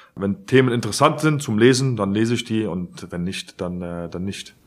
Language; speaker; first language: German; native; German